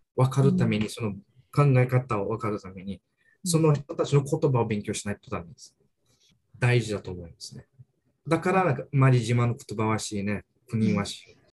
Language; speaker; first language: Japanese; early bilingual, heritage; Japanese